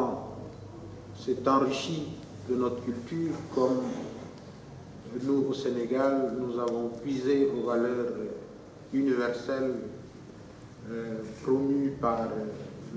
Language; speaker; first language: French; non-native, local second language; Wolof